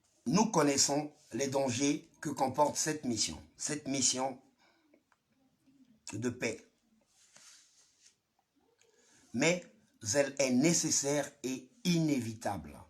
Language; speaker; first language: French; non-native, local second language; Lingala